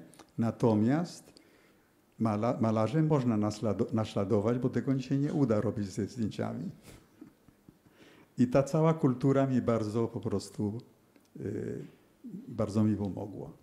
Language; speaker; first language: Polish; early bilingual, heritage; Polish